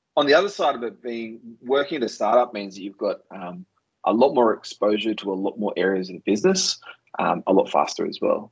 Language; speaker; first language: English; native; English